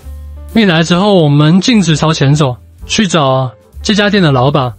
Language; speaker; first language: Chinese; native; Chinese